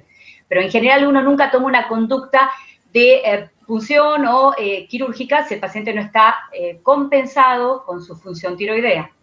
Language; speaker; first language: Spanish; native; Spanish